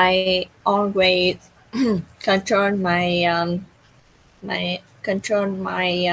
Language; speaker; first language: English; non-native, learner; Vietnamese